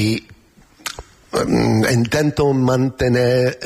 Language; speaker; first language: Spanish; non-native, learner; English